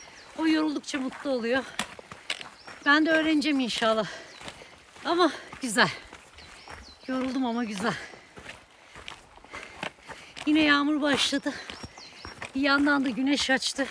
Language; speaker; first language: Turkish; native; Turkish